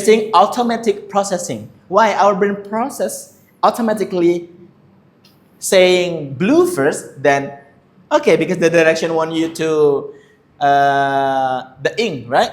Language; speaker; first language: English; non-native, fluent; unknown